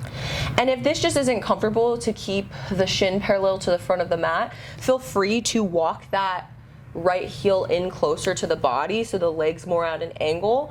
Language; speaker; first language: English; native; English